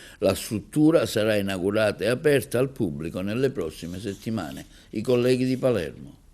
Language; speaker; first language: Italian; native; Italian